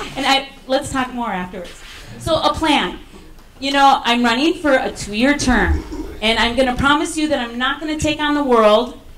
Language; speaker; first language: English; native; English